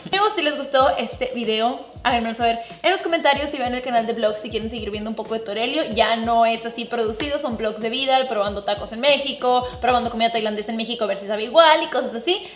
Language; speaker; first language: Spanish; native; Spanish